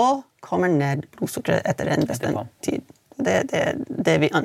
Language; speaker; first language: Norwegian; non-native, fluent; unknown